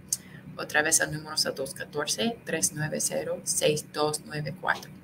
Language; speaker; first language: Spanish; non-native, fluent; English